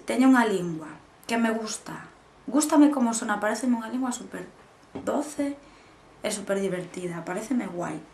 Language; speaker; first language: Galician; non-native, local second language; Spanish